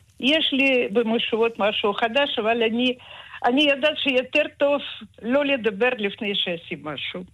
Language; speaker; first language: Hebrew; non-native, fluent; Russian